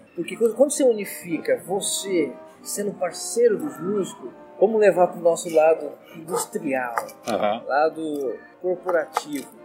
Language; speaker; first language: Portuguese; native; Portuguese